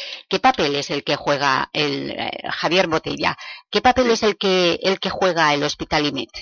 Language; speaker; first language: Spanish; native; Spanish